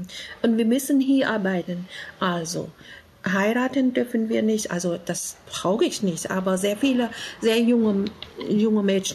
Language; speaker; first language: German; non-native, learner; Vietnamese